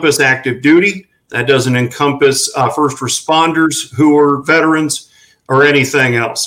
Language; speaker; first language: English; native; English